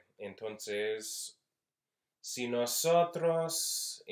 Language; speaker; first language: Spanish; non-native, fluent; English